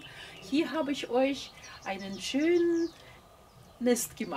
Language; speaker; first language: German; non-native, fluent; Russian